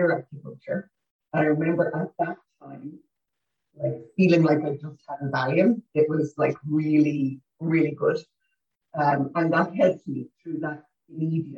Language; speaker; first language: English; native; English